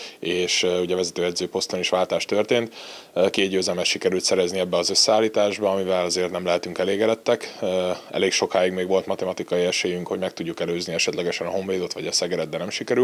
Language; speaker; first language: Hungarian; native; Hungarian